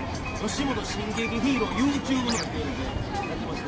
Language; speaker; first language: Japanese; native; Japanese